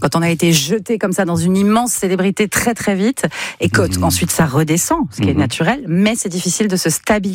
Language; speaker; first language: French; native; French